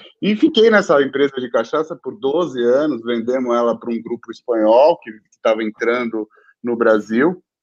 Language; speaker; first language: Portuguese; native; Portuguese